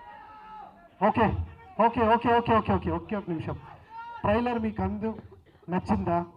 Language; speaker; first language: Telugu; non-native, learner; Kannada